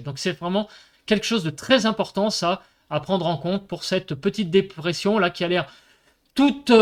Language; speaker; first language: French; native; French